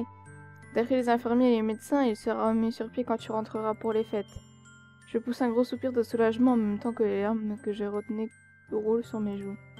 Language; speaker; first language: French; native; French